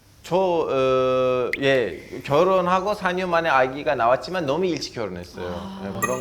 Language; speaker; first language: Korean; non-native, fluent; Turkish